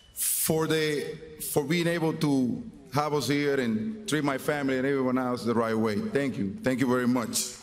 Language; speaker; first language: English; non-native, fluent; Spanish